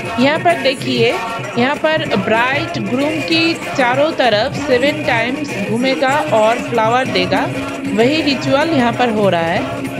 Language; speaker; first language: Hindi; non-native, local second language; Bangla